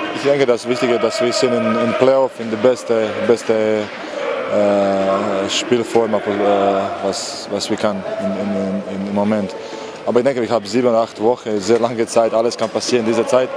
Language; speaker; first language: German; non-native, learner; Croatian